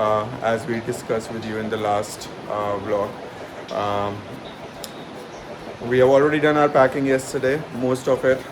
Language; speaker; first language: English; non-native, local second language; Hindi